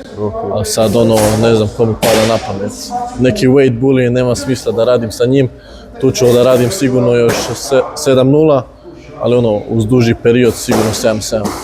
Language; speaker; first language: Bosnian; early bilingual, heritage; Bosnian